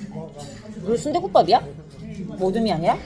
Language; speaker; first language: Korean; native; Korean